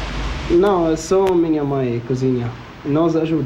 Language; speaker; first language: Portuguese; non-native, learner; Arabic